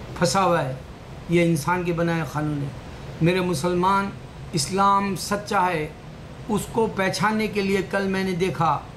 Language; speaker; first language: Urdu; native; Urdu